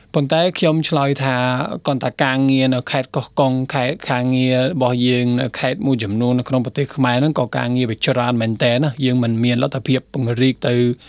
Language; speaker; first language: Khmer; non-native, fluent; Spanish